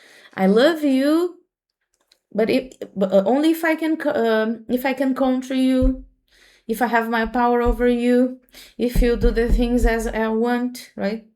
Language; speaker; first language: English; non-native, fluent; Portuguese